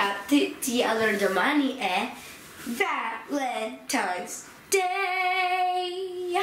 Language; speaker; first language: Italian; early bilingual, heritage; Italian